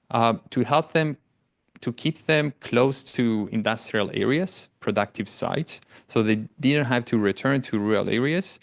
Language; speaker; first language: English; non-native, fluent; Italian